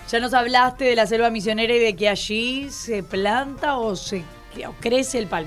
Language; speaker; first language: Spanish; native; Spanish